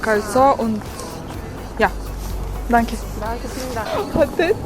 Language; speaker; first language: German; non-native, learner; Russian